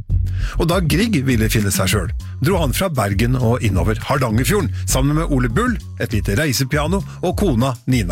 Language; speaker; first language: Norwegian; native; Norwegian